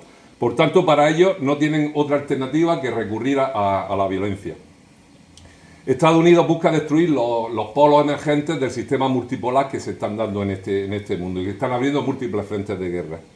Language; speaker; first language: Spanish; native; Spanish